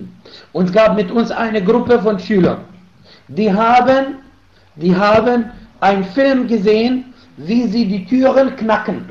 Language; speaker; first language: German; non-native, fluent; Arabic